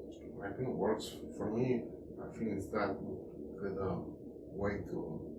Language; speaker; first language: English; non-native, learner; Spanish